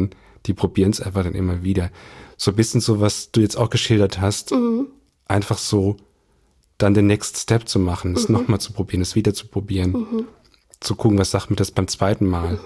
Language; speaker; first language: German; native; German